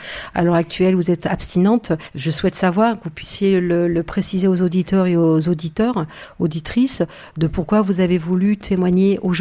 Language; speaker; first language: French; native; French